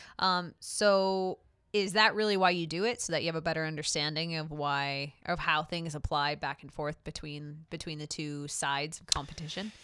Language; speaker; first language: English; native; English